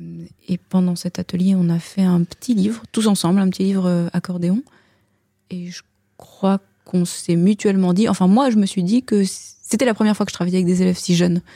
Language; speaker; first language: French; native; French